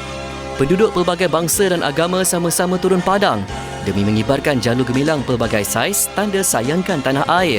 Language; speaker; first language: Malay; native; Malay